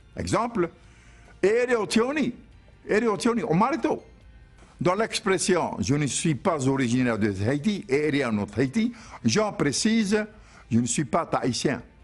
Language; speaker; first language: French; native; French